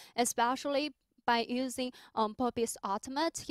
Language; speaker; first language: English; non-native, fluent; Chinese